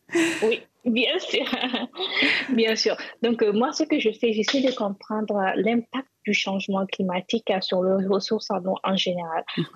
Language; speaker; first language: French; non-native, local second language; Hausa